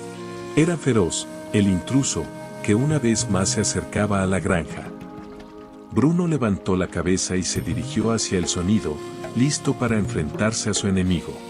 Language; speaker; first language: Spanish; native; Spanish